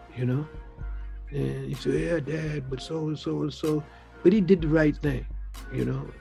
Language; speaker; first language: English; native; English